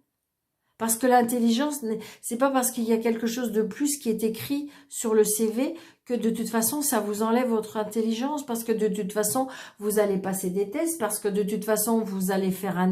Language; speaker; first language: French; native; French